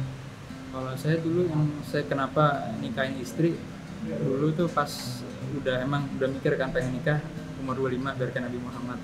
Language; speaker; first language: Indonesian; native; Indonesian